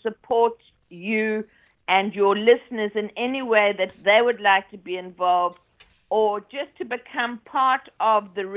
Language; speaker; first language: English; native; English